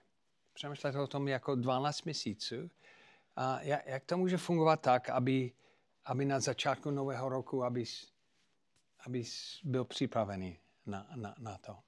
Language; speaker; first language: Czech; non-native, fluent; English